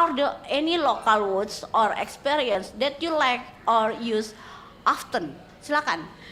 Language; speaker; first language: English; non-native, learner; Indonesian